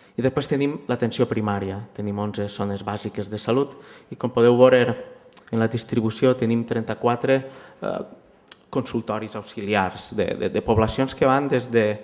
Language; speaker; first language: Catalan; native; Catalan